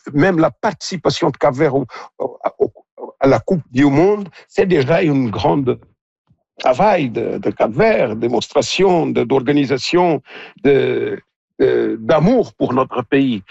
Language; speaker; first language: French; non-native, local second language; Portuguese